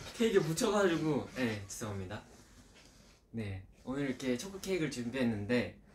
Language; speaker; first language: Korean; early bilingual, heritage; Korean